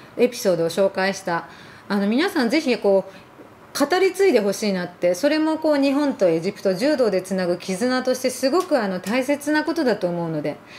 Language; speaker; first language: Japanese; early bilingual, other home language; Arabic